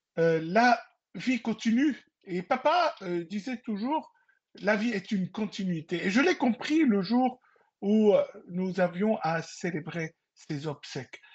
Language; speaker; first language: French; non-native, local second language; Arabic